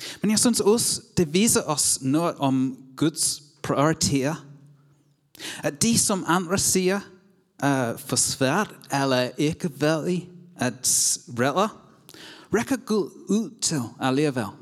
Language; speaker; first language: Danish; non-native, learner; English